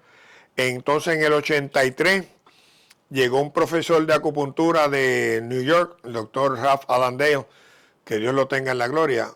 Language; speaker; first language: Spanish; native; Spanish